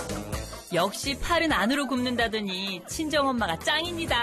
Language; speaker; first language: Korean; native; Korean